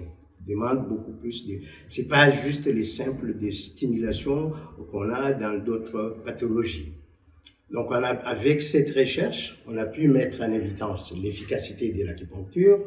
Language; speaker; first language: French; non-native, local second language; Malagasy